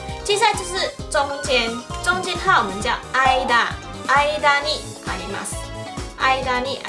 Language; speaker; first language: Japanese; non-native, local second language; Chinese